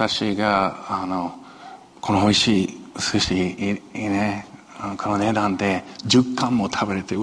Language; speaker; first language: Japanese; non-native, fluent; Chinese